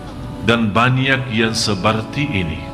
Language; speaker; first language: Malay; non-native, fluent; Arabic